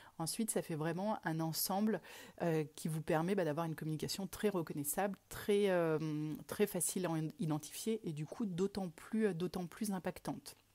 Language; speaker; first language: French; native; French